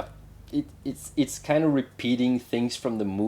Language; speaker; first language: English; non-native, fluent; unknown